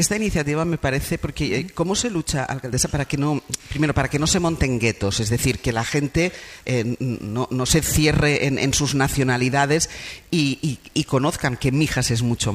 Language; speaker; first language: Spanish; native; Spanish